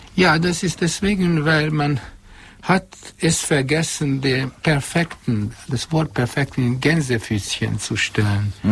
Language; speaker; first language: German; non-native, fluent; Hungarian